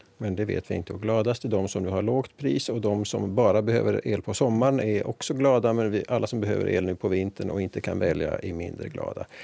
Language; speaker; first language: Swedish; native; Swedish